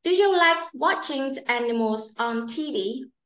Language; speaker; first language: English; non-native, learner; Vietnamese